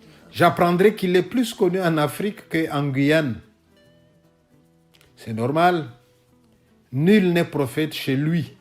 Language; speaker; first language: French; non-native, local second language; Luba-Lulua